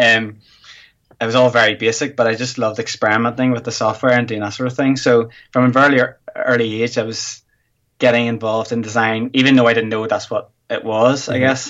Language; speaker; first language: English; native; English